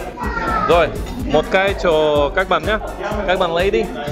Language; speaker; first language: Vietnamese; non-native, learner; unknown